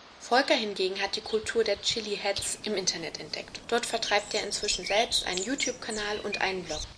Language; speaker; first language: German; native; German